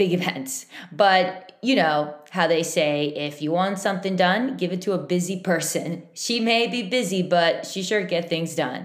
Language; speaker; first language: English; non-native, fluent; Spanish